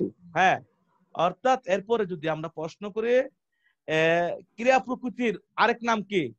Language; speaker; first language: Bangla; native; Bangla